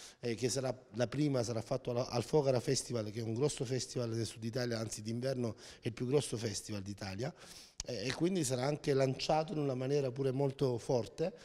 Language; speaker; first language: Italian; native; Italian